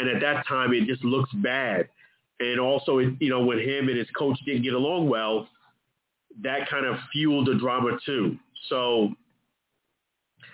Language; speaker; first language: English; native; English